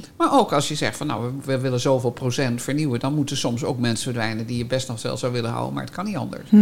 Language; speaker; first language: Dutch; native; Dutch